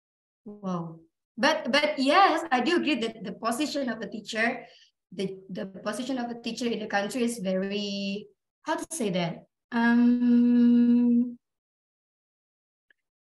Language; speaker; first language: English; non-native, fluent; Indonesian